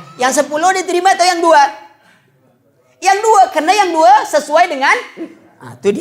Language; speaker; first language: Malay; native; Malay